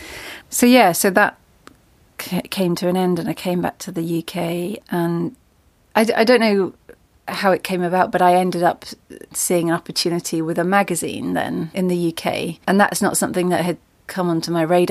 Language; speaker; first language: English; native; English